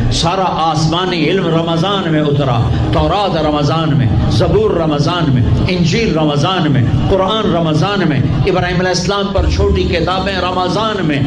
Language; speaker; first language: Urdu; non-native, local second language; Punjabi